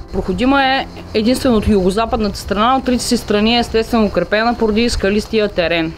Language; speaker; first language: Bulgarian; native; Bulgarian